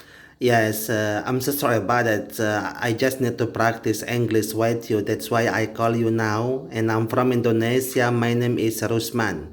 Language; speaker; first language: English; non-native, learner; Indonesian